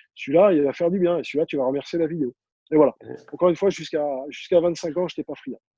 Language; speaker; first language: French; native; French